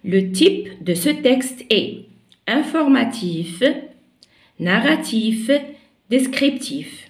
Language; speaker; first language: French; non-native, local second language; Arabic